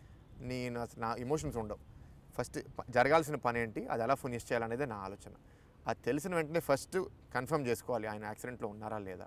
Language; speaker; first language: Telugu; native; Telugu